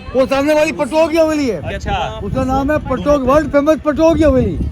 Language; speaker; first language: Hindi; native; Hindi